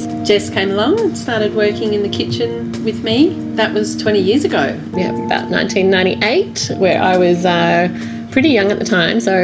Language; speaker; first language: English; native; English